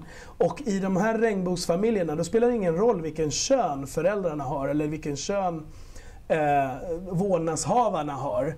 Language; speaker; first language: Swedish; early bilingual, other home language; Spanish